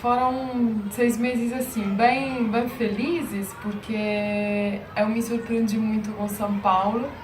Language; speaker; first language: Portuguese; non-native, fluent; Italian